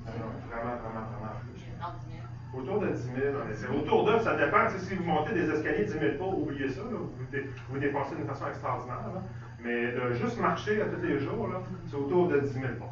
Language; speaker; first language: French; native; French